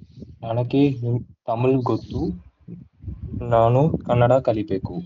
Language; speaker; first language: Kannada; non-native, learner; Tamil